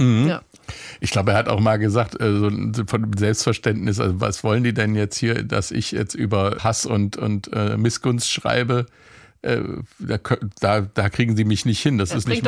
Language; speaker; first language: German; native; German